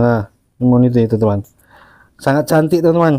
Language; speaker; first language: Indonesian; native; Indonesian